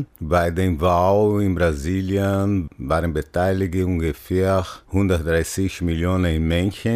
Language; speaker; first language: German; non-native, fluent; Portuguese